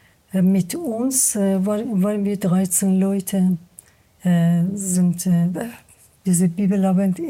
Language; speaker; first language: German; non-native, learner; Persian